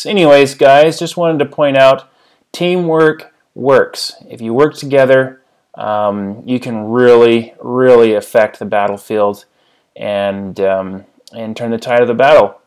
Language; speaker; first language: English; native; English